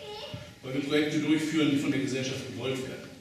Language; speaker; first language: German; native; German